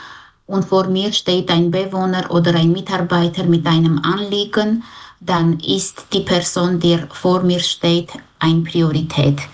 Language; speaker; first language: German; non-native, fluent; Armenian